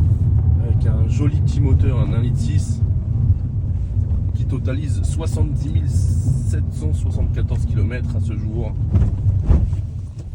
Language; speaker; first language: French; native; French